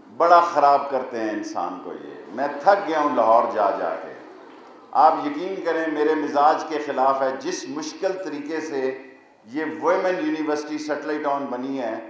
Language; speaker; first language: Urdu; non-native, local second language; Punjabi